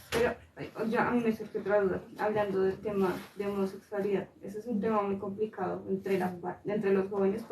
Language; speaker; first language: Spanish; native; Spanish